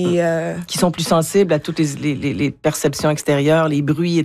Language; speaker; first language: French; native; French